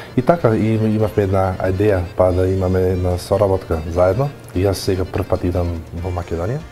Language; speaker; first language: Macedonian; early bilingual, heritage; Macedonian